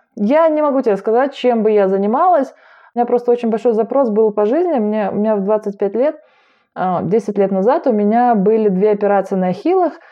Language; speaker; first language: Russian; native; Russian